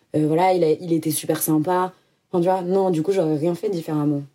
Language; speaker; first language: French; native; French